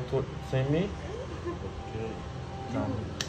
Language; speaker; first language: English; non-native, fluent; Persian